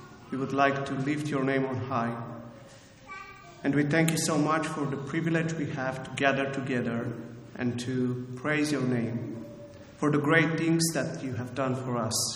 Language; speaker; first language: English; non-native, fluent; Romanian